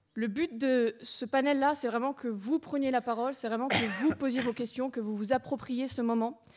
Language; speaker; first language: French; native; French